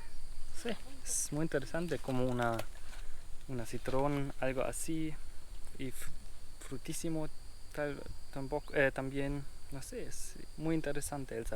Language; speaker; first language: Spanish; non-native, learner; German